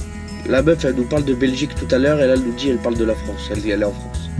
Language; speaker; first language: French; native; French